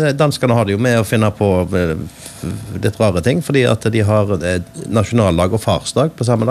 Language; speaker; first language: Norwegian; native; Norwegian